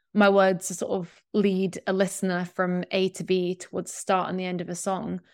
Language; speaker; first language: English; native; English